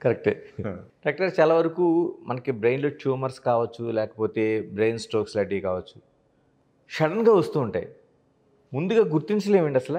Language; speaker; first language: Telugu; native; Telugu